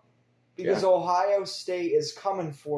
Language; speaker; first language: English; native; English